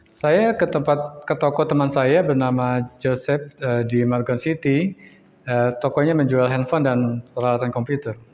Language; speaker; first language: Indonesian; native; Indonesian